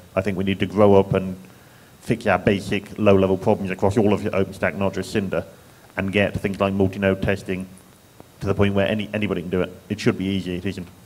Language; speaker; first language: English; native; English